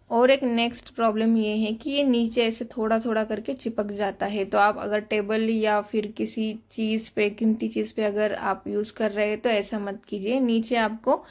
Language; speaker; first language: Hindi; non-native, local second language; Marathi